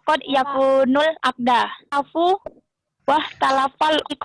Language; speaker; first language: Arabic; non-native, learner; Indonesian